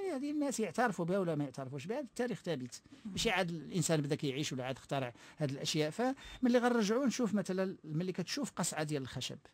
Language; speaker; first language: Arabic; native; Arabic